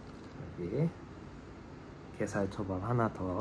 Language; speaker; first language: Korean; native; Korean